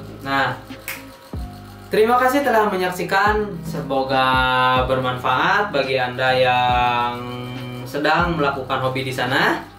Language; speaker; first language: Indonesian; native; Indonesian